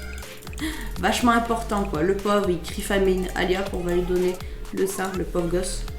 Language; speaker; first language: French; native; French